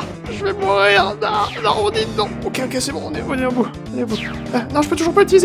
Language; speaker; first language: French; native; French